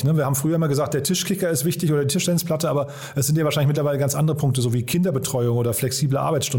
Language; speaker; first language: German; native; German